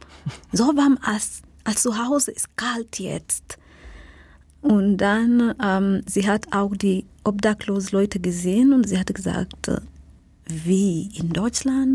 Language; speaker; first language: German; non-native, learner; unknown